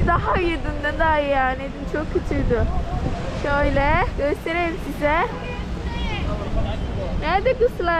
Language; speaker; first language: Turkish; non-native, learner; Indonesian